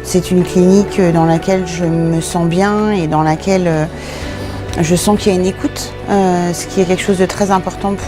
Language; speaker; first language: French; native; French